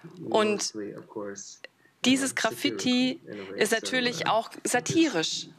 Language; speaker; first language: German; non-native, fluent; Russian